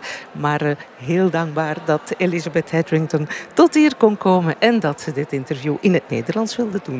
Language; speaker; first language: Dutch; native; Dutch